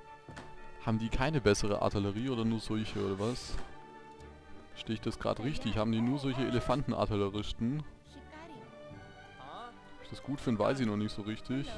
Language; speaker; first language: German; native; German